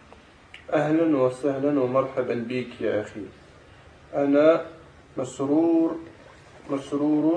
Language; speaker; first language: Arabic; non-native, learner; French